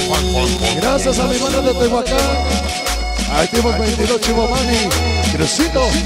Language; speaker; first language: Spanish; native; Spanish